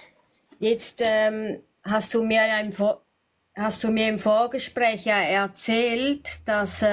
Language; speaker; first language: German; native; German